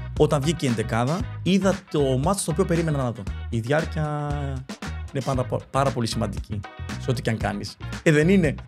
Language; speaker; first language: Greek; early bilingual, other home language; Spanish